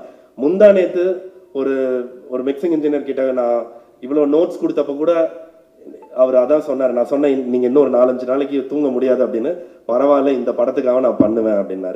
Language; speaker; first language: Tamil; native; Tamil